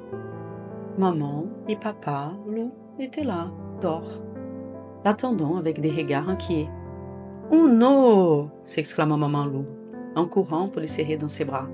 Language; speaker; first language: French; non-native, fluent; Portuguese